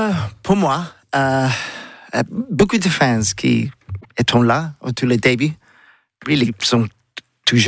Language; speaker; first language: French; non-native, learner; English